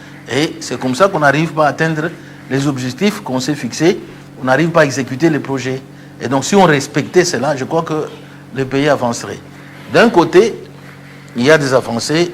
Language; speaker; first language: French; non-native, local second language; Luba-Lulua